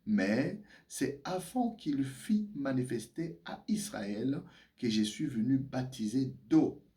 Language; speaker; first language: French; non-native, local second language; Swahili